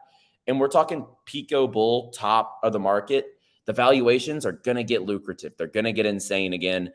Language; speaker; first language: English; native; English